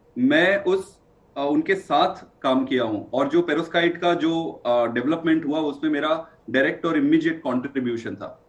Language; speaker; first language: Hindi; native; Hindi